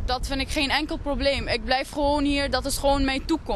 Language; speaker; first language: Dutch; early bilingual, other home language; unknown